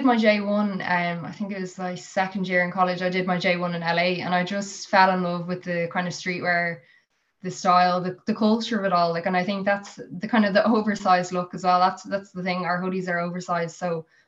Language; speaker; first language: English; native; English